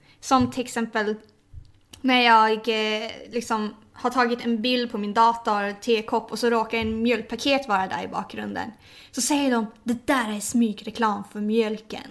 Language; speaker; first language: Swedish; early bilingual, other home language; Thai